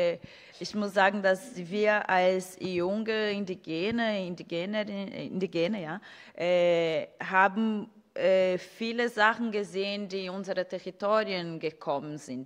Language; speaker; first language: German; non-native, fluent; Portuguese